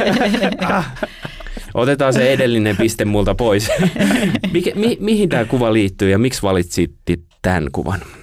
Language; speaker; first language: Finnish; native; Finnish